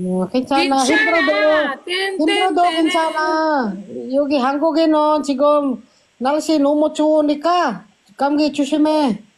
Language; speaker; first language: Korean; non-native, learner; Filipino